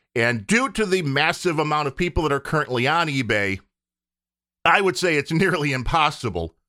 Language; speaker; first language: English; native; English